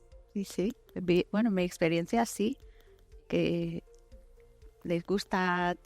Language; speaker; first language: Spanish; non-native, fluent; English